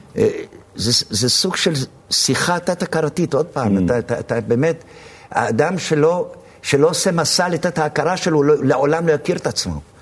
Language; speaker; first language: Hebrew; early bilingual, other home language; Arabic